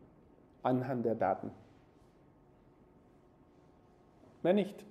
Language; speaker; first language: German; non-native, fluent; Spanish